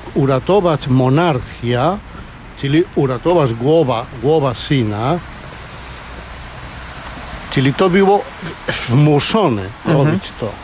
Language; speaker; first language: Polish; non-native, learner; Spanish